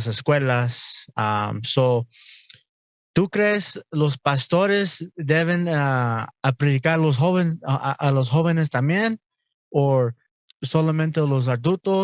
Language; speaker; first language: Spanish; non-native, learner; English